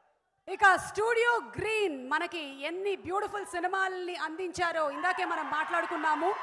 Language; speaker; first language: Telugu; native; Telugu